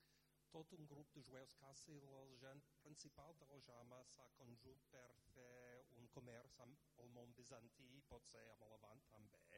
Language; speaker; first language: Catalan; non-native, fluent; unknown